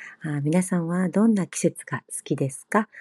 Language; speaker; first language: Japanese; non-native, fluent; Korean